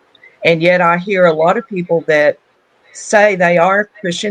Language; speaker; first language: English; native; English